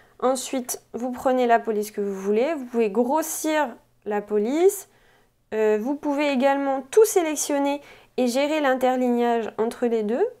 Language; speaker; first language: French; native; French